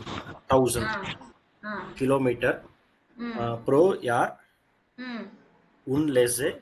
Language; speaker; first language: German; non-native, learner; Tamil